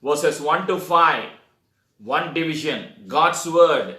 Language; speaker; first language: English; non-native, local second language; Telugu